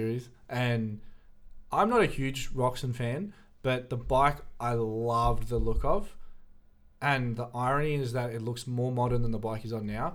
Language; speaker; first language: English; native; English